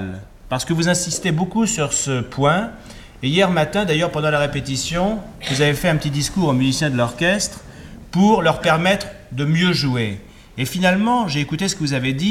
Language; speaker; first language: French; native; French